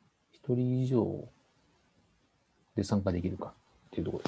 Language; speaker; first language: Japanese; native; Japanese